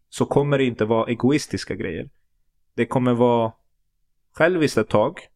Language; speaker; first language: Swedish; early bilingual, other home language; Turoyo